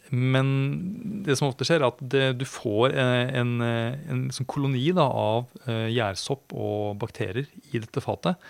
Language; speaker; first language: Norwegian; native; Norwegian